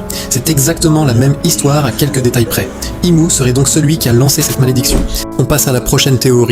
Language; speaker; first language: French; native; French